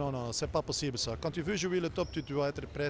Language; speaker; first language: French; non-native, learner; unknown